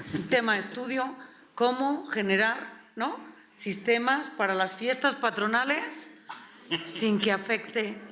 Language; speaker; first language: Spanish; native; Spanish